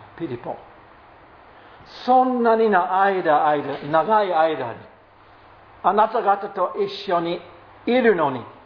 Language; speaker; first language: Japanese; non-native, fluent; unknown